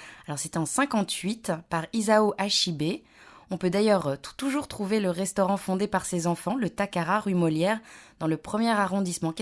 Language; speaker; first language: French; native; French